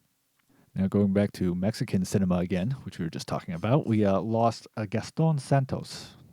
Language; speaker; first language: English; native; English